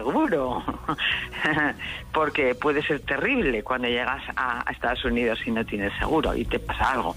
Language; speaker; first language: Spanish; native; Spanish